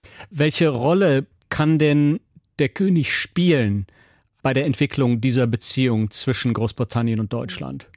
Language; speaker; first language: German; native; German